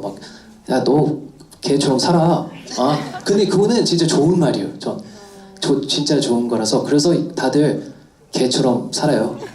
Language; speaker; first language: Korean; non-native, fluent; English